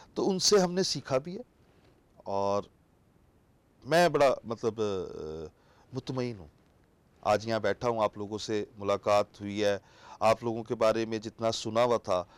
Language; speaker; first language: Urdu; non-native, local second language; Punjabi